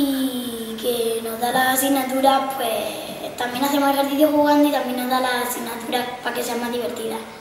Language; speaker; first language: Spanish; native; Spanish